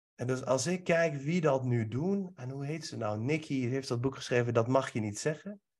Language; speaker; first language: Dutch; early bilingual, other home language; Persian